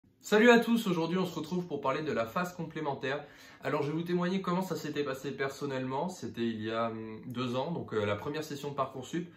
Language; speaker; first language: French; native; French